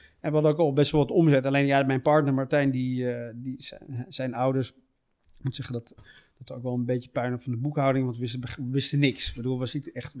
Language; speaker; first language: Dutch; native; Dutch